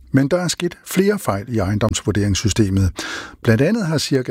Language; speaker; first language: Danish; native; Danish